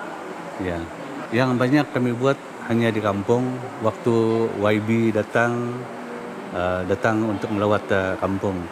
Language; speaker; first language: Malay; non-native, local second language; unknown